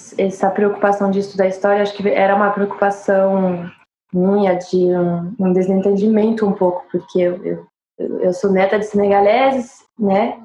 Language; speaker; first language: Portuguese; non-native, fluent; French